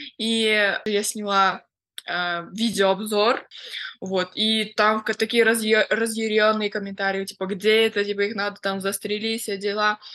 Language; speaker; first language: Russian; native; Russian